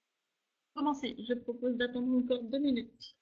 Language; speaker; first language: French; native; French